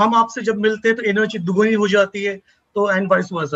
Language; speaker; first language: Hindi; native; Hindi